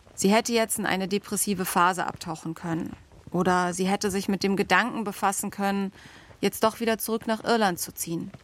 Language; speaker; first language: German; native; German